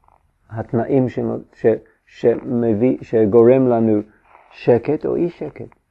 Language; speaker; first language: Hebrew; non-native, fluent; English